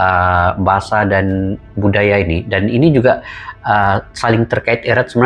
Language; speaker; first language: Malay; native; Malay